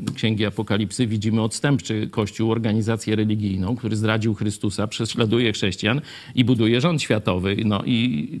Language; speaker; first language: Polish; native; Polish